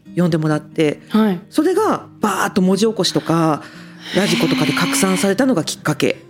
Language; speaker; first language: Japanese; native; Japanese